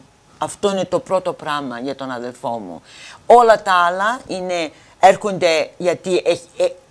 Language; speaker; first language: Greek; early bilingual, heritage; Greek